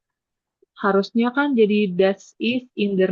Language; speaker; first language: German; non-native, learner; Indonesian